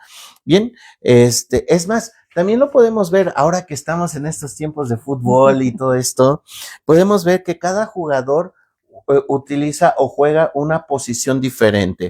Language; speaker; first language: Spanish; native; Spanish